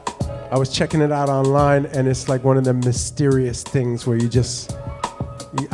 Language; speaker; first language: English; native; English